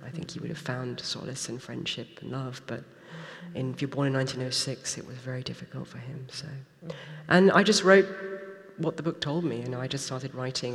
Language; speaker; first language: English; native; English